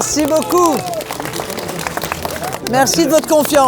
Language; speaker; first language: French; native; French